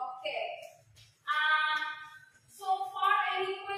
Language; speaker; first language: English; non-native, fluent; Indonesian